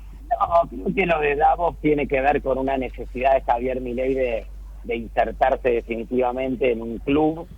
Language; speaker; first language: Spanish; native; Spanish